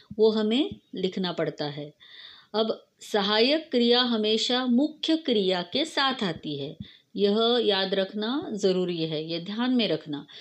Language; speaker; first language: Hindi; non-native, local second language; Marathi